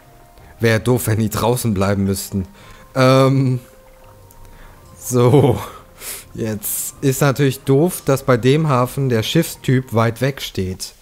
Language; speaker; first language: German; native; German